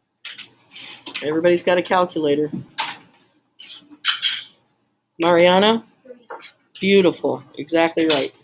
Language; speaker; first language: English; native; English